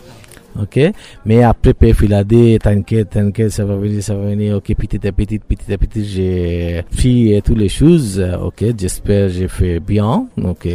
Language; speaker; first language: French; non-native, learner; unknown